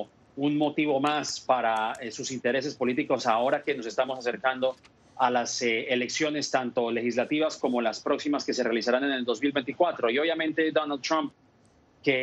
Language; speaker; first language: Spanish; native; Spanish